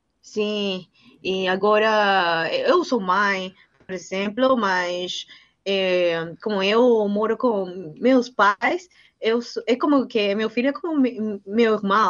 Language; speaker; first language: Portuguese; non-native, learner; Spanish